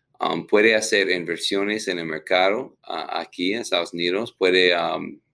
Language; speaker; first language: Spanish; non-native, fluent; English